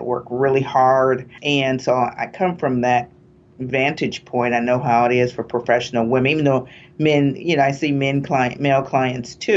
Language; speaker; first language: English; native; English